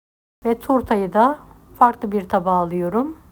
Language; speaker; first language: Turkish; native; Turkish